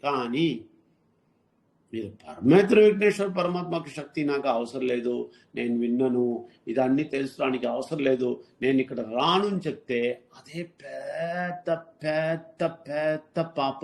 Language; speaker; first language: Telugu; non-native, learner; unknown